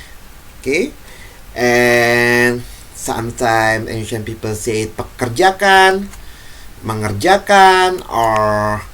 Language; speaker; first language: English; non-native, fluent; Indonesian